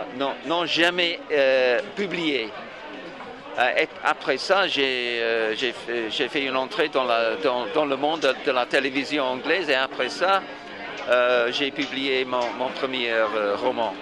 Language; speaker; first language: French; non-native, fluent; English